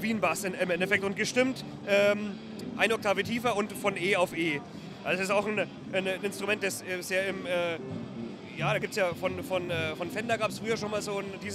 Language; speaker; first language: German; native; German